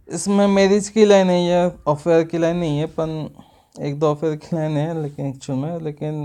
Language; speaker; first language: Hindi; non-native, local second language; Marathi